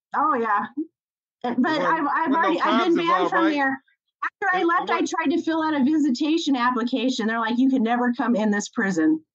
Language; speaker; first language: English; native; English